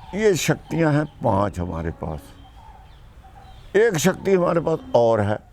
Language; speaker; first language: Hindi; non-native, local second language; Punjabi